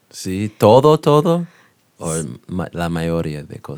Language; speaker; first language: Spanish; non-native, learner; English